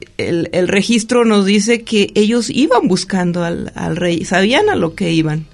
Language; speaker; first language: Spanish; native; Spanish